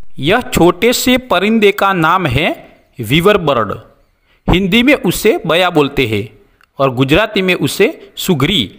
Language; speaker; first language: Hindi; non-native, local second language; Gujarati